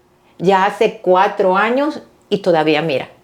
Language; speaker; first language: Spanish; native; Spanish